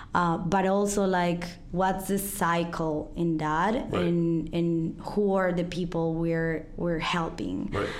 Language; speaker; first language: English; non-native, fluent; Spanish